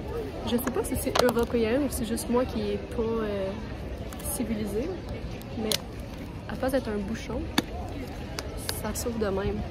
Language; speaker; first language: French; native; French